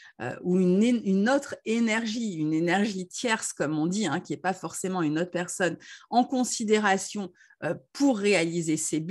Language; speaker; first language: French; native; French